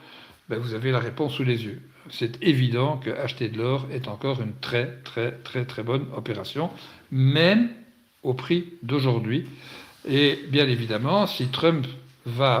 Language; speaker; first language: French; native; French